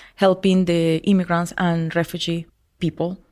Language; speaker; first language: English; non-native, learner; Spanish